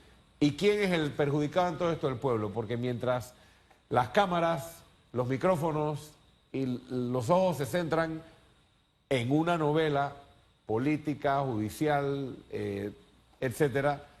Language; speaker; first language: Spanish; native; Spanish